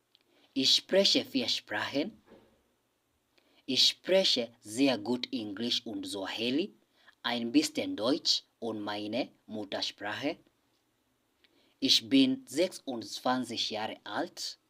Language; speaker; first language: German; non-native, learner; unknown